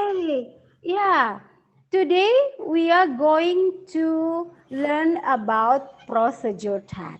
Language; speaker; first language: English; non-native, learner; Indonesian